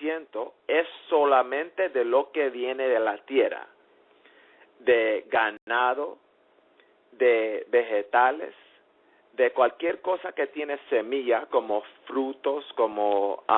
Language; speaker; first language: Spanish; early bilingual, heritage; English